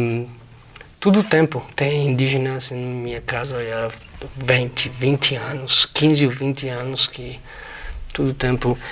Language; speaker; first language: Portuguese; non-native, fluent; Spanish